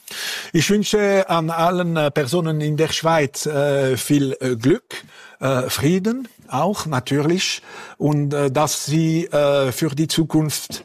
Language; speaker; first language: German; non-native, local second language; French